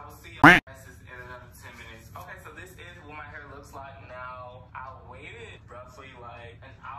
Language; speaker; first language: English; native; English